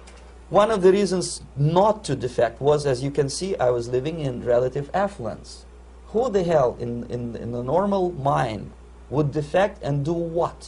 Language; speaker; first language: English; non-native, fluent; Russian